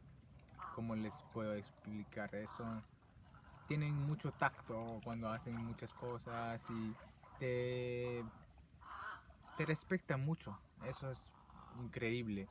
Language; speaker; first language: Spanish; non-native, fluent; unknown